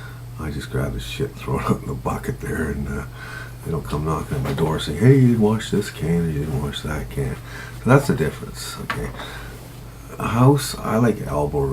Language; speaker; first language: English; native; English